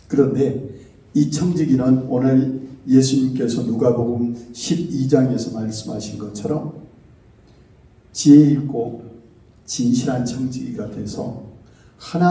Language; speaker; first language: Korean; native; Korean